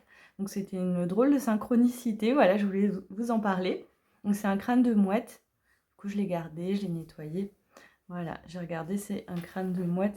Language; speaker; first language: French; native; French